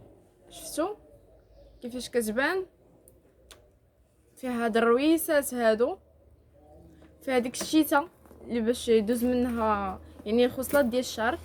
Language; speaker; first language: Arabic; native; Arabic